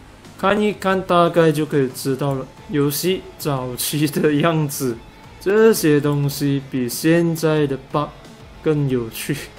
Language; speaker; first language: Chinese; native; Chinese